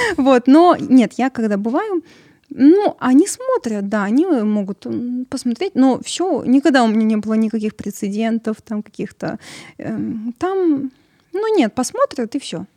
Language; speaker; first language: Russian; early bilingual, other home language; Georgian